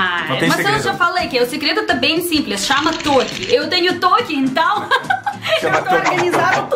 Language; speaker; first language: Portuguese; non-native, learner; Russian